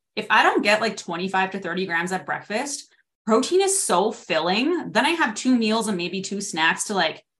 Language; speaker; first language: English; native; English